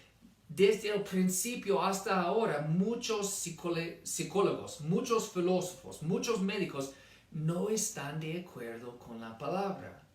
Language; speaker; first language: Spanish; non-native, fluent; English